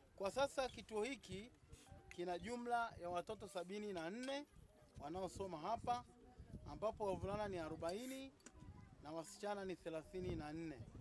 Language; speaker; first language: Swahili; native; Swahili